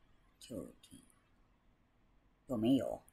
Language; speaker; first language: Cantonese; non-native, learner; Japanese